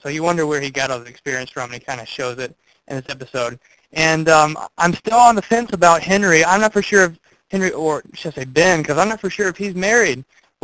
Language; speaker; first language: English; native; English